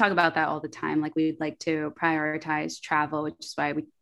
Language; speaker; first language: English; early bilingual, other home language; Spanish